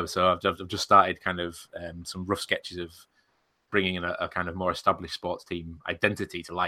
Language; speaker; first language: English; native; English